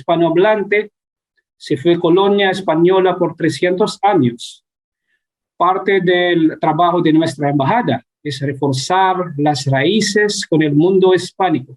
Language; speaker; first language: Spanish; non-native, fluent; Filipino